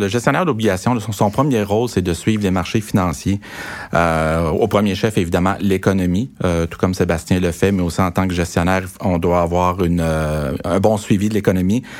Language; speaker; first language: French; native; French